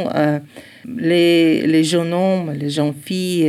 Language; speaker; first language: French; non-native, learner; Ingush